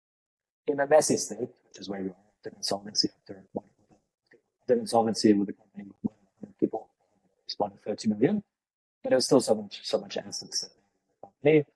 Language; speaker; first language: English; non-native, fluent; Lithuanian